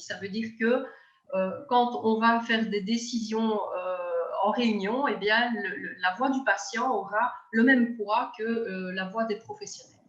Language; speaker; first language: French; native; French